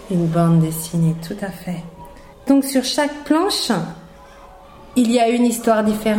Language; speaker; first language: French; native; French